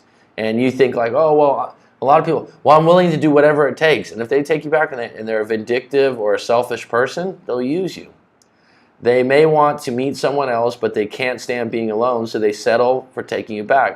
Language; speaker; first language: English; native; English